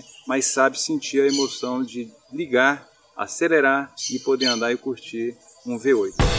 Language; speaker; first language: Portuguese; native; Portuguese